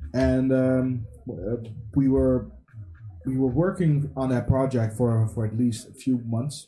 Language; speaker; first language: English; early bilingual, heritage; English